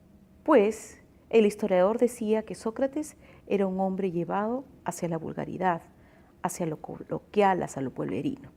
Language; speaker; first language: Spanish; native; Spanish